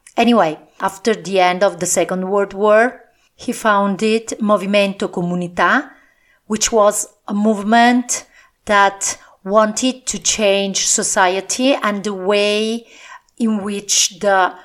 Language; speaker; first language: English; non-native, fluent; Italian